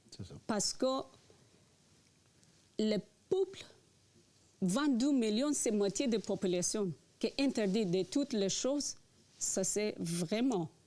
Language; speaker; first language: French; non-native, learner; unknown